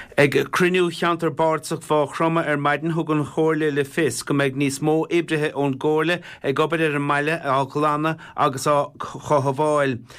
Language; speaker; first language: Irish; native; Irish